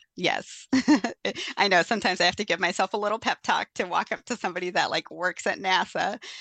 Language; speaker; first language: English; native; English